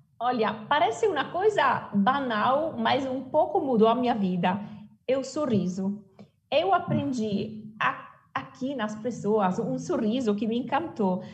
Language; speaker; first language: Portuguese; non-native, fluent; Italian